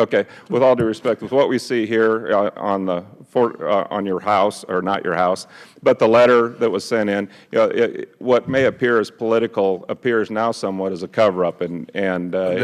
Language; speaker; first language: English; native; English